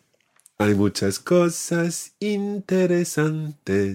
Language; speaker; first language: Spanish; non-native, fluent; English